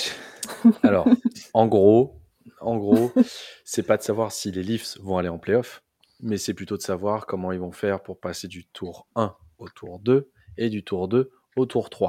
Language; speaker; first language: French; native; French